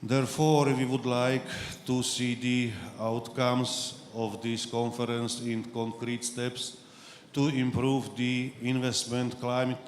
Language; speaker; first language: English; non-native, fluent; Slovak